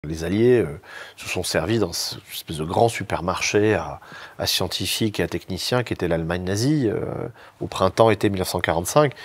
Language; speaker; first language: French; native; French